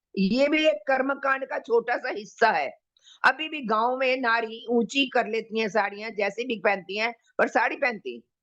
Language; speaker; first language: Hindi; native; Hindi